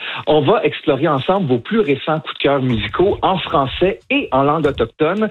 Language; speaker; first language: French; native; French